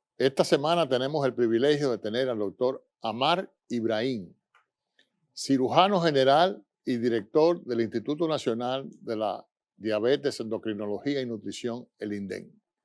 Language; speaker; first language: Spanish; native; Spanish